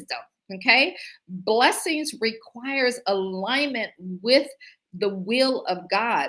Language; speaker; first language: English; native; English